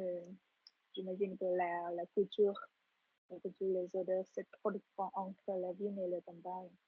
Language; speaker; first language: French; non-native, fluent; Vietnamese